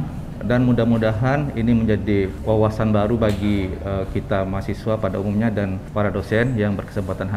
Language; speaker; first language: Indonesian; native; Indonesian